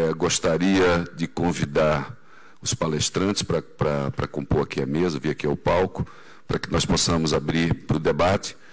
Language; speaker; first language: Portuguese; native; Portuguese